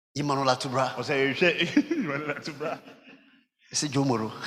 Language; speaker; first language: English; non-native, local second language; Ga